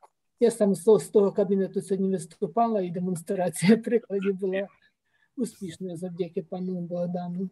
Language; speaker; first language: Ukrainian; native; Ukrainian